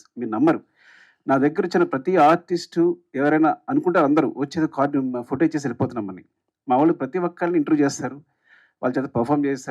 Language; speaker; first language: Telugu; native; Telugu